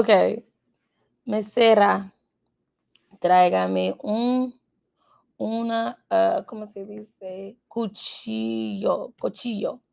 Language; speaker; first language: Spanish; non-native, learner; English